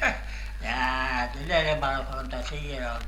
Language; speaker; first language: Swedish; native; Swedish